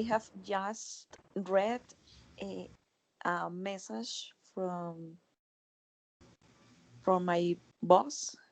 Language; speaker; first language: English; non-native, learner; Spanish